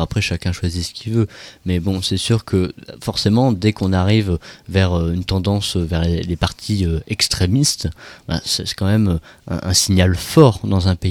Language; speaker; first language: French; native; French